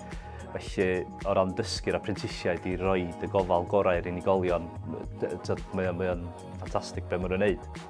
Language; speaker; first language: Welsh; native; Welsh